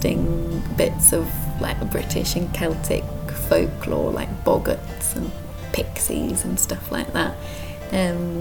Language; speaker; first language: English; native; English